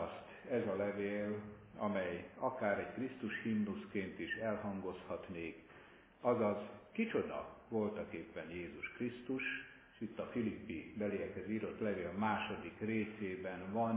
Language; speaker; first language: Hungarian; native; Hungarian